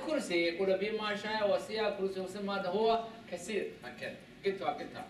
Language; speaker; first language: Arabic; non-native, learner; Chinese